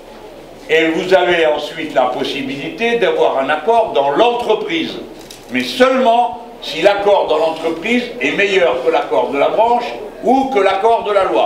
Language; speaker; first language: French; native; French